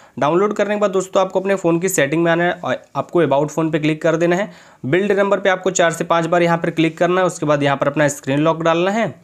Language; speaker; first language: Hindi; native; Hindi